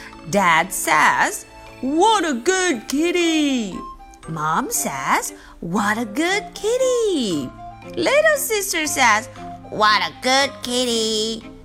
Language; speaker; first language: English; non-native, fluent; Chinese